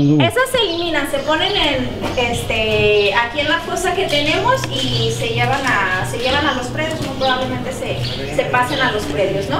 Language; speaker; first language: Spanish; native; Spanish